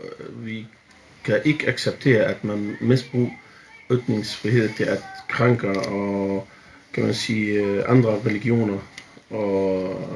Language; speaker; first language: Danish; non-native, fluent; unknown